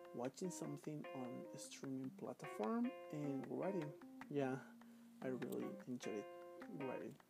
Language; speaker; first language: English; non-native, learner; Spanish